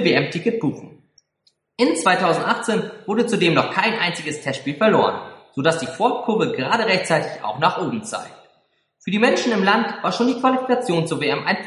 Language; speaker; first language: German; native; German